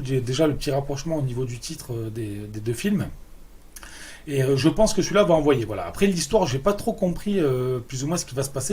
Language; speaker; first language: French; native; French